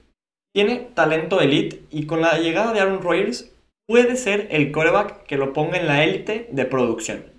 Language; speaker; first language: Spanish; native; Spanish